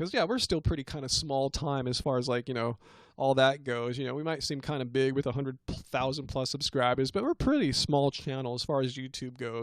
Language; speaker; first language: English; native; English